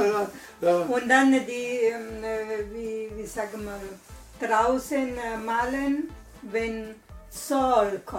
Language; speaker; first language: German; non-native, learner; Italian